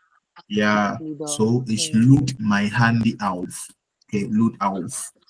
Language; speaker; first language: German; non-native, learner; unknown